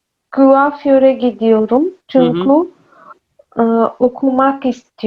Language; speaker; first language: Turkish; non-native, learner; Urdu